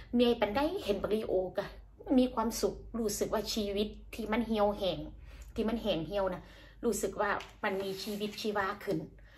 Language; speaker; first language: Thai; native; Thai